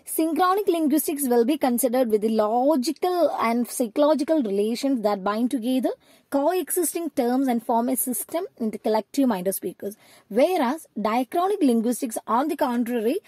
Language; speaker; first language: English; non-native, local second language; Malayalam